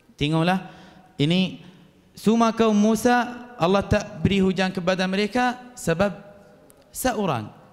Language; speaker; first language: Malay; non-native, fluent; Arabic